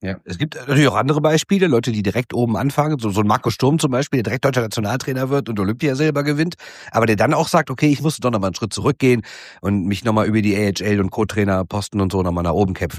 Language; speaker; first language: German; native; German